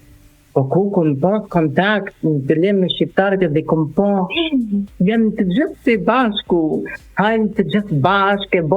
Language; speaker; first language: Albanian; non-native, learner; German